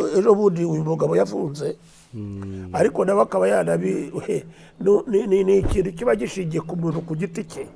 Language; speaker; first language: Kinyarwanda; early bilingual, heritage; Kinyarwanda